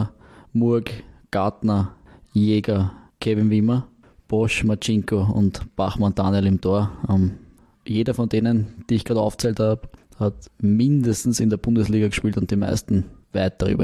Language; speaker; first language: German; native; German